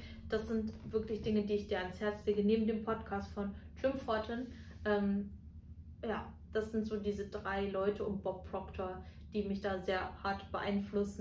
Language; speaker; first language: German; native; German